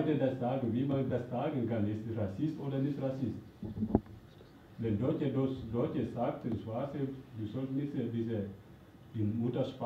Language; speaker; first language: German; non-native, learner; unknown